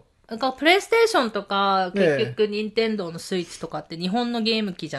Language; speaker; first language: Japanese; native; Japanese